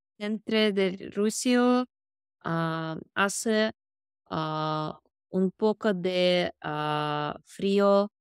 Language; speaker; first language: Spanish; non-native, learner; Russian